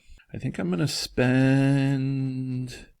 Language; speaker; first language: English; native; English